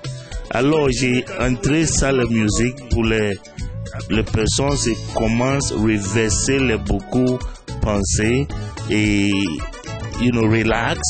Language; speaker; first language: French; non-native, learner; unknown